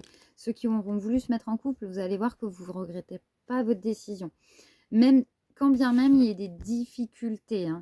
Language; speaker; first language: French; native; French